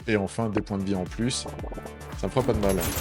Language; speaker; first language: French; native; French